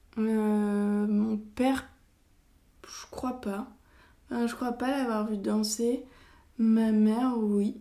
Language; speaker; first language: French; native; French